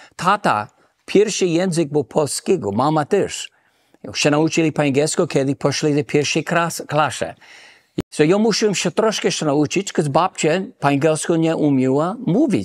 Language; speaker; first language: Polish; early bilingual, heritage; Polish